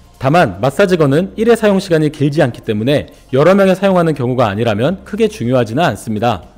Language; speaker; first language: Korean; native; Korean